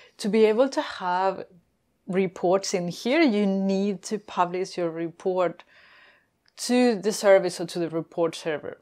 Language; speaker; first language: English; non-native, fluent; Spanish